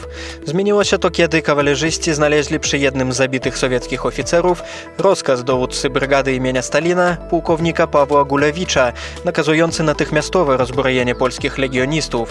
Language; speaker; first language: Polish; native; Polish